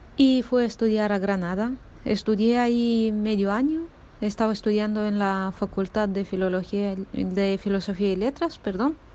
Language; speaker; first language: Spanish; non-native, fluent; Russian